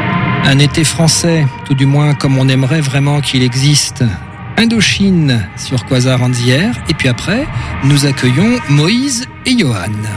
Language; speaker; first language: French; native; French